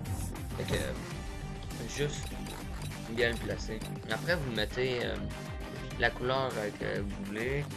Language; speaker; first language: French; native; French